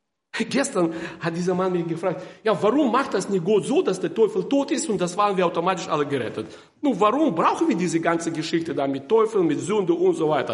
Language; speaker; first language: German; non-native, fluent; Russian